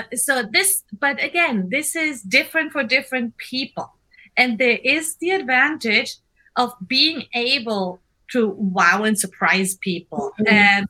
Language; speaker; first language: English; non-native, fluent; German